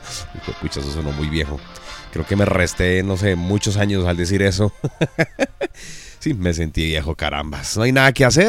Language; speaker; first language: Spanish; native; Spanish